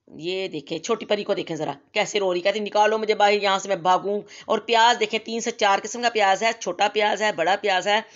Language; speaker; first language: Urdu; non-native, local second language; Punjabi